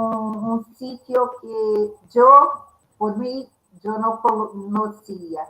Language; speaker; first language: Spanish; non-native, learner; Portuguese